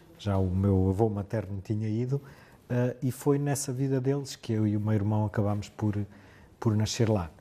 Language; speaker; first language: Portuguese; native; Portuguese